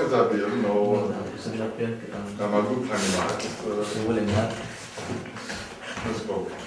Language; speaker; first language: Russian; non-native, learner; English